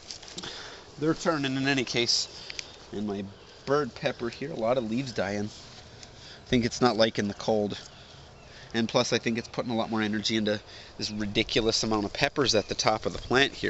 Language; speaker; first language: English; native; English